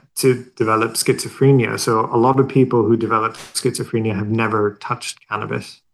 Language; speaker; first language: English; non-native, fluent; Swedish